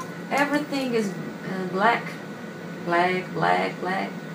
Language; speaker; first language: English; non-native, learner; Portuguese